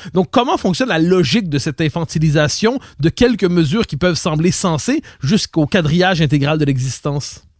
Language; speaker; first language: French; native; French